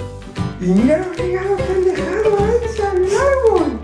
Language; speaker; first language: Spanish; native; Spanish